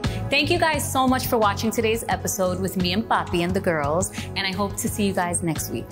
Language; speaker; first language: English; early bilingual, other home language; Spanish